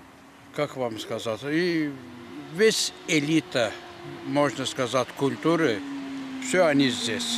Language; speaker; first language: Russian; non-native, local second language; Azerbaijani